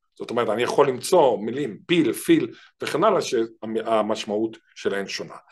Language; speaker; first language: Hebrew; native; Hebrew